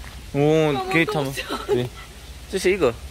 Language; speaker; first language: Chinese; non-native, learner; Russian